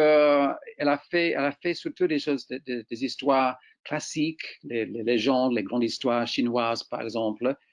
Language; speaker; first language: French; non-native, fluent; English